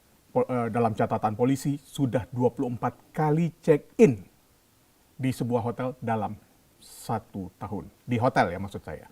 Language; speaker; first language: Indonesian; native; Indonesian